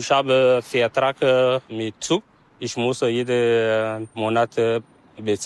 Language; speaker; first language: German; non-native, learner; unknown